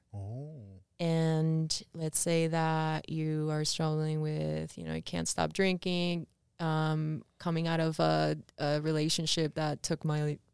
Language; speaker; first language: English; early bilingual, other home language; Spanish